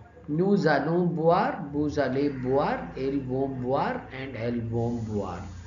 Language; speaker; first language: French; non-native, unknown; Tamil